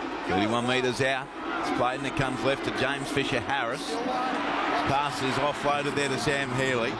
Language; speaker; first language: English; native; English